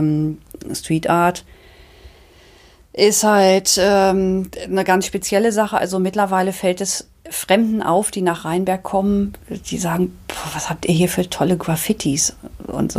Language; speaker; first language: German; native; German